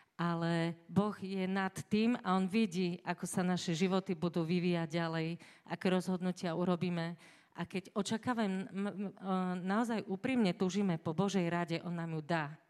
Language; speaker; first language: Slovak; native; Slovak